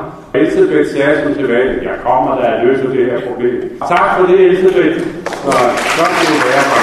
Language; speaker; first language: Danish; native; Danish